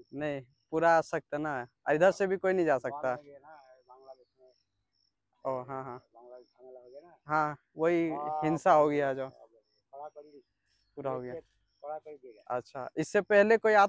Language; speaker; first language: Hindi; native; Hindi